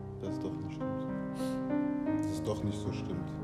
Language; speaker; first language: German; early bilingual, other home language; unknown